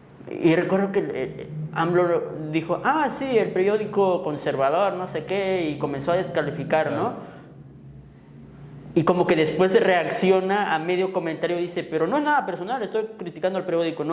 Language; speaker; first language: Spanish; native; Spanish